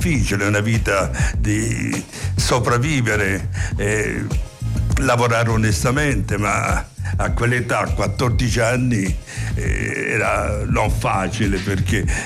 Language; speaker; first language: Italian; native; Italian